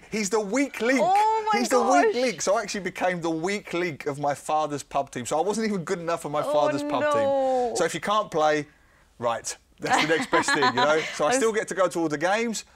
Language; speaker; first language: English; native; English